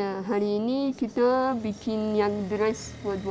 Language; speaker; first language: Indonesian; non-native, fluent; Persian